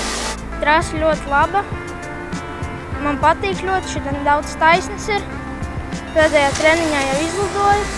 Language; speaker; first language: Latvian; native; Latvian